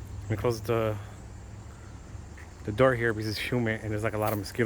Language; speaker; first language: English; native; English